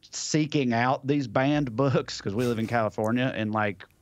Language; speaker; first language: English; native; English